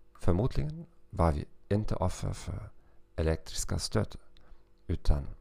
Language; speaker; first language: Swedish; non-native, fluent; German